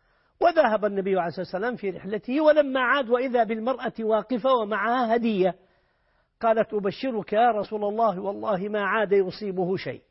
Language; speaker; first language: Arabic; native; Arabic